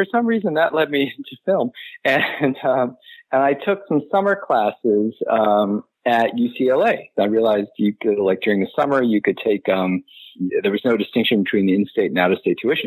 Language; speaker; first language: English; native; English